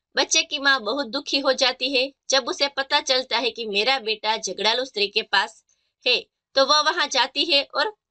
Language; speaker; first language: Hindi; non-native, local second language; Gujarati